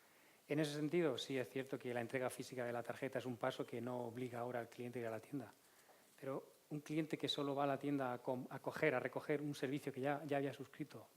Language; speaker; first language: Spanish; native; Spanish